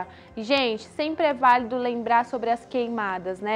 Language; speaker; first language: Portuguese; native; Portuguese